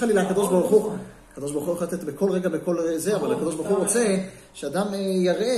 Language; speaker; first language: Hebrew; native; Hebrew